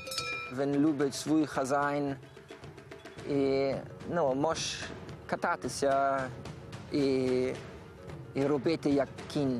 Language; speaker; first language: Ukrainian; non-native, learner; German